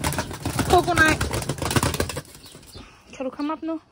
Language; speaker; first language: Danish; native; Danish